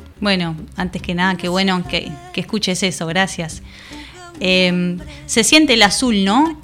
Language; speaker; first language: Spanish; native; Spanish